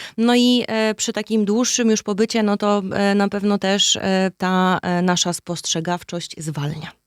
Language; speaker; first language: Polish; native; Polish